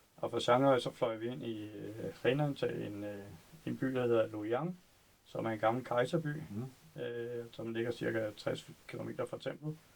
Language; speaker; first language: Danish; native; Danish